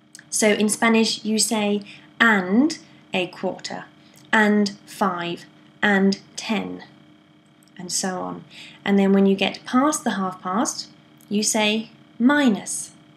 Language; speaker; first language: English; native; English